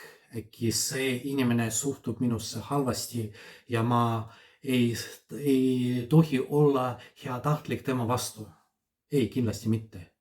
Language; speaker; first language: Estonian; non-native, fluent; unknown